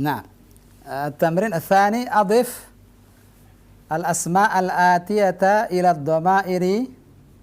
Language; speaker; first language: Arabic; non-native, fluent; Indonesian